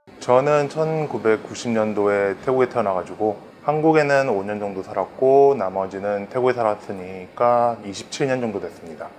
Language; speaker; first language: Korean; early bilingual, heritage; Korean